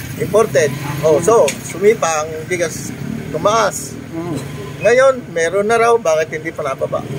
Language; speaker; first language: Filipino; native; Filipino